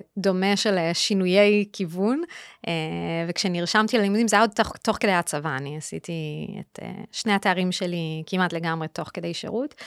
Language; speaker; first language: Hebrew; native; Hebrew